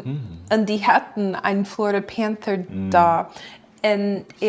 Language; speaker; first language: German; non-native, fluent; English